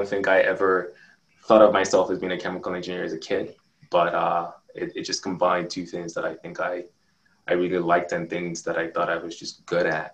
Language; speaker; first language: English; non-native, local second language; Yoruba